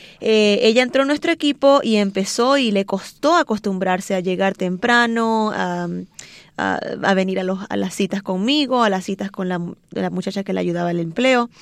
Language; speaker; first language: Spanish; native; Spanish